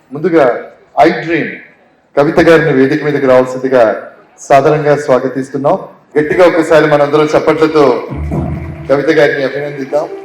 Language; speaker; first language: Telugu; native; Telugu